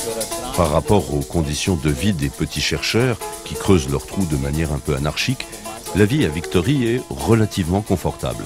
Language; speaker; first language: French; native; French